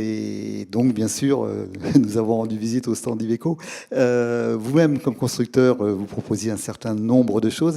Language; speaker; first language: French; native; French